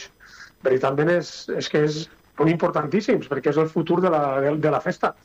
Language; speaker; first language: Catalan; native; Catalan